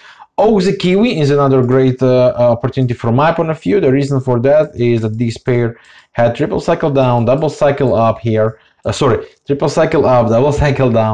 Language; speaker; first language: English; non-native, fluent; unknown